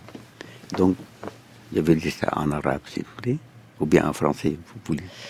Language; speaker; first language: French; non-native, fluent; Arabic